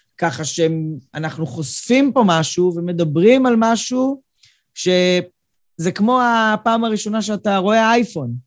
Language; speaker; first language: Hebrew; native; Hebrew